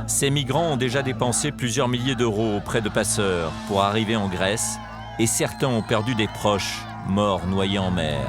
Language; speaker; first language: French; native; French